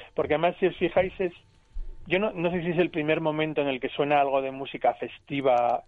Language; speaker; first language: Spanish; native; Spanish